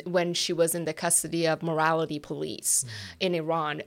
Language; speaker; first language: English; non-native, fluent; Persian